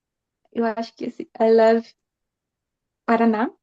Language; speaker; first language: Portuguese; non-native, fluent; Spanish